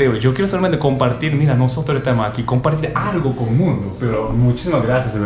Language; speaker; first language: Spanish; non-native, learner; Japanese